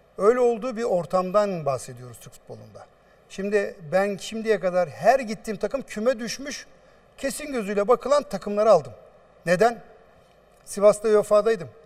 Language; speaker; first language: Turkish; native; Turkish